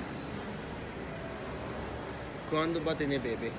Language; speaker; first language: Spanish; non-native, learner; Japanese